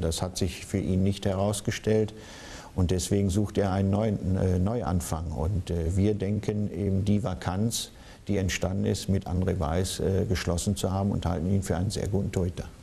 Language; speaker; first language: German; native; German